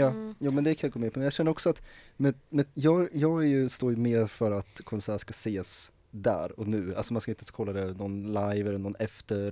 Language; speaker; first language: Swedish; native; Swedish